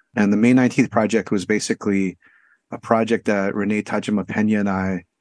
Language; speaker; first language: English; native; English